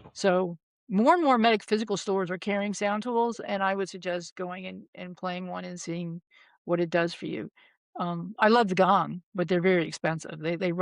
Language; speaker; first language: English; native; English